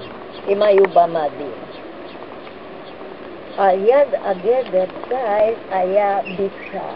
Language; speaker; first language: Hebrew; non-native, fluent; Hungarian